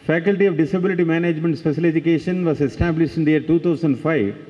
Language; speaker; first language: English; non-native, local second language; Tamil